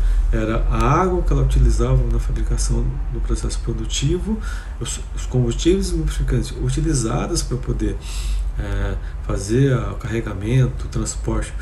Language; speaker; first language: Portuguese; native; Portuguese